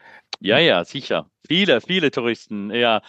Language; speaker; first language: German; non-native, learner; English